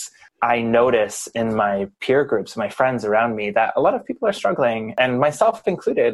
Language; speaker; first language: English; native; English